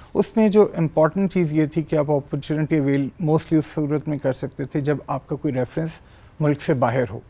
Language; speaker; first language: Urdu; native; Urdu